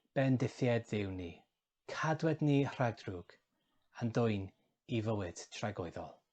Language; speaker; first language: Welsh; non-native, local second language; English